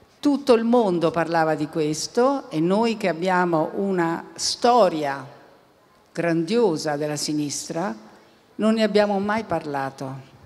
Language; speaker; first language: Italian; native; Italian